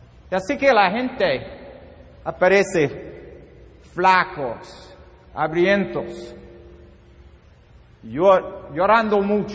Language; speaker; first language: Spanish; non-native, learner; English